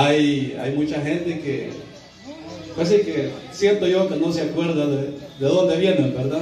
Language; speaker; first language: Spanish; native; Spanish